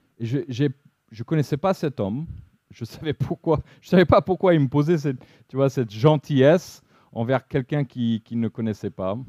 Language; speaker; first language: French; non-native, fluent; English